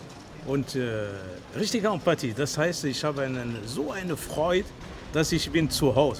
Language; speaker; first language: German; non-native, learner; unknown